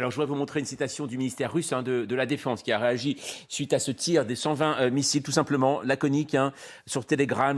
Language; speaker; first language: French; native; French